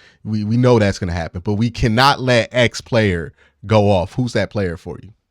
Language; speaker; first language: English; native; English